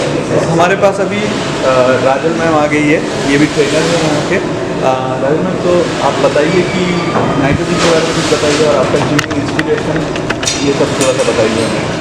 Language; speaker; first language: Hindi; native; Hindi